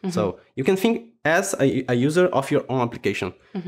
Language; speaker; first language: English; non-native, fluent; Portuguese